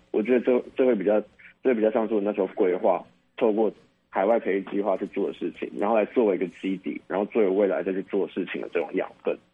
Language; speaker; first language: Chinese; native; Chinese